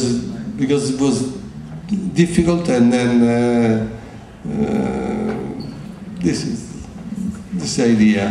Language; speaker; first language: English; non-native, learner; Italian